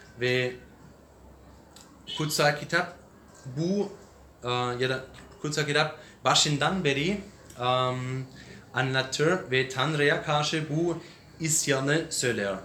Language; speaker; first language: Turkish; non-native, learner; English